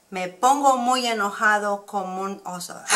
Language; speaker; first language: Spanish; early bilingual, heritage; Spanish